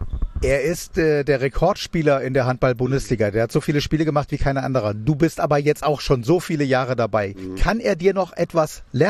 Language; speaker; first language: German; native; German